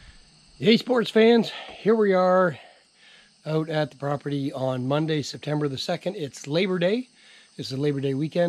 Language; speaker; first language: English; native; English